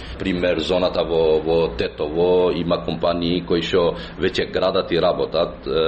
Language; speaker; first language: Macedonian; non-native, local second language; Albanian